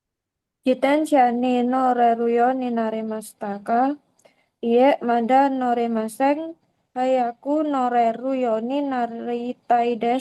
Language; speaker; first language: Japanese; non-native, learner; Indonesian